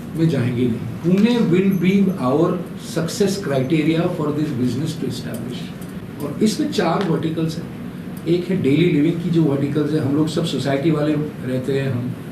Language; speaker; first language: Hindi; non-native, local second language; Bangla